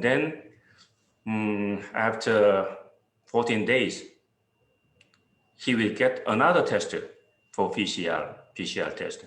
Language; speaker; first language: English; non-native, fluent; Korean